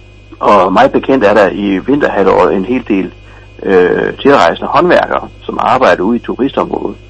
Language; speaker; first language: Danish; native; Danish